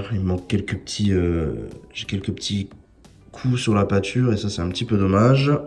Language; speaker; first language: French; native; French